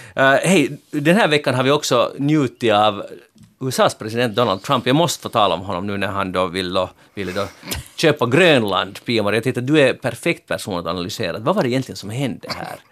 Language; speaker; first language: Swedish; native; Swedish